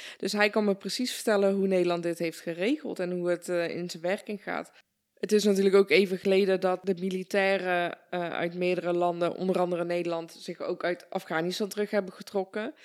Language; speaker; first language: Dutch; early bilingual, other home language; Persian